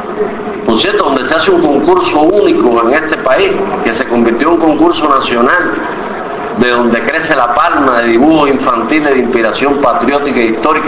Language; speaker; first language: Spanish; native; Spanish